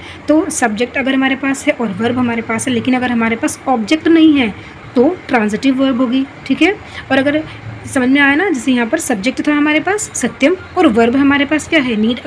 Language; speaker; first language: Hindi; native; Hindi